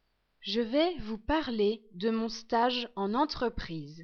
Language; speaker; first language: French; non-native, learner; English